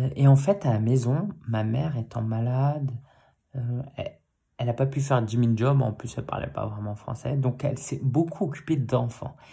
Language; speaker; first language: French; native; French